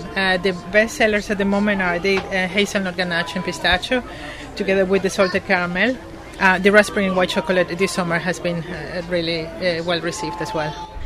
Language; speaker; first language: English; non-native, fluent; Spanish